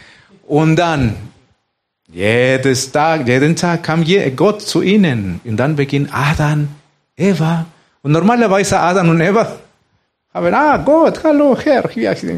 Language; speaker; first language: German; non-native, fluent; Spanish